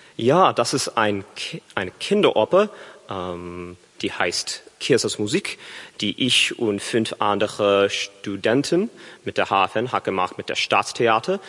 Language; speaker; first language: German; non-native, learner; English